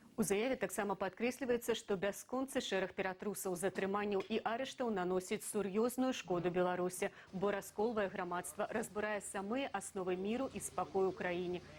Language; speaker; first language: Belarusian; native; Belarusian